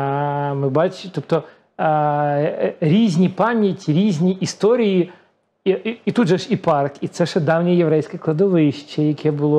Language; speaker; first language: Ukrainian; native; Ukrainian